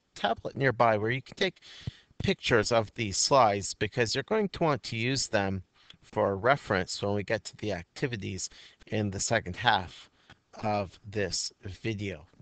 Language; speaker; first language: English; native; English